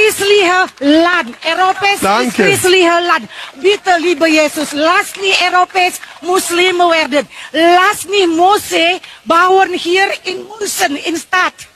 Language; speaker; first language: German; non-native, learner; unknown